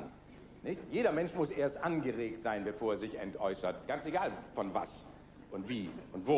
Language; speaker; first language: German; native; German